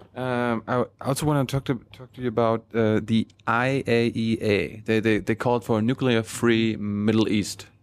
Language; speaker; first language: English; non-native, fluent; German